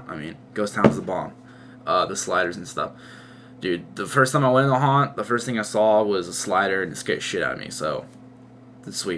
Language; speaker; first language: English; native; English